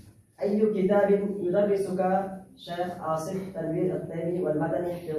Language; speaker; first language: Arabic; non-native, learner; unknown